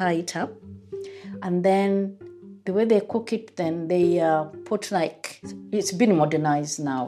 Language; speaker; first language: English; non-native, local second language; Ganda